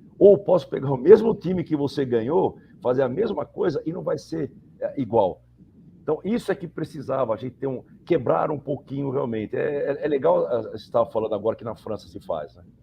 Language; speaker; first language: Portuguese; native; Portuguese